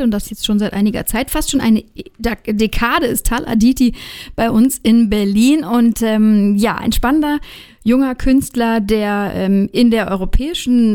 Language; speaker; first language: German; native; German